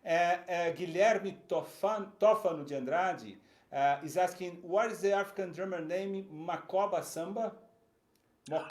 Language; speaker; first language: English; non-native, fluent; Portuguese